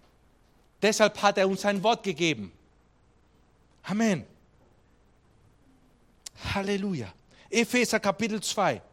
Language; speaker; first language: German; non-native, fluent; Spanish